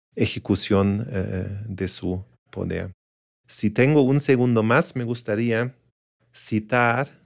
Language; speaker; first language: Spanish; non-native, fluent; German